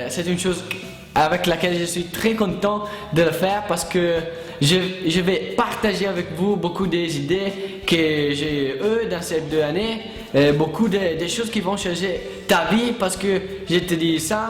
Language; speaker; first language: French; non-native, learner; Italian